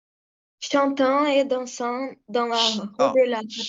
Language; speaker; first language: French; non-native, learner; Portuguese